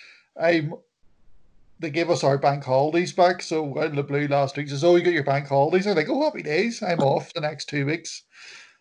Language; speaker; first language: English; native; English